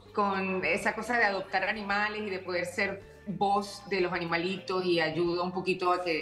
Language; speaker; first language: Spanish; native; Spanish